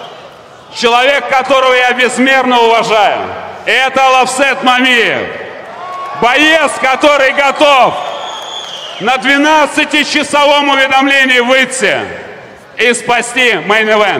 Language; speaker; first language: Russian; native; Russian